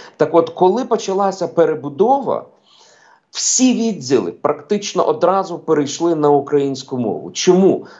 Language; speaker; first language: Ukrainian; non-native, local second language; Russian